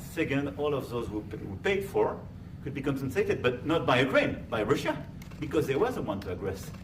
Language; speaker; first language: English; non-native, fluent; French